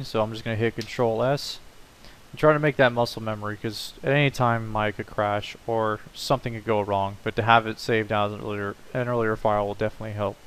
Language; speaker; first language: English; native; English